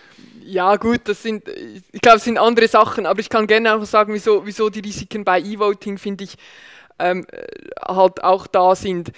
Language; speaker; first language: German; native; German